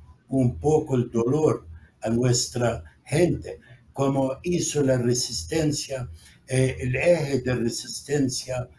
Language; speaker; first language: Spanish; non-native, fluent; Arabic